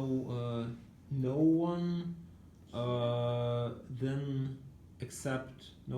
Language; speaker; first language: English; non-native, learner; Ukrainian